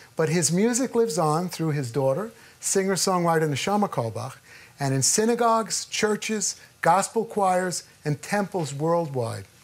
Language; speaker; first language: English; native; English